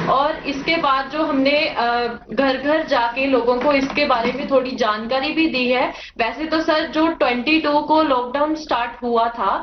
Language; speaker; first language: Hindi; native; Hindi